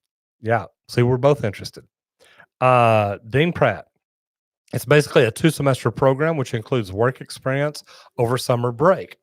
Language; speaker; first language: English; native; English